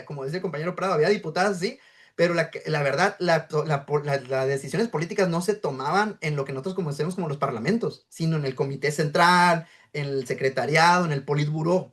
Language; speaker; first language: Spanish; native; Spanish